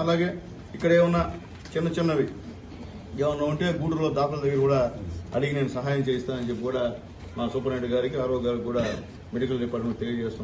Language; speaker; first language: Telugu; native; Telugu